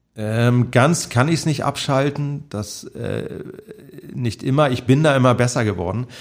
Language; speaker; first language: German; native; German